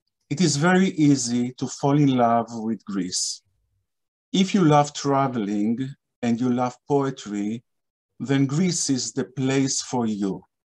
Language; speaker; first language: English; non-native, fluent; Hebrew